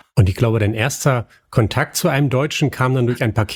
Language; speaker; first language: German; native; German